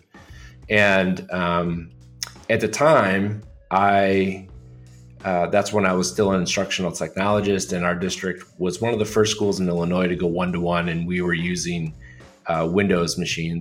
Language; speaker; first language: English; native; English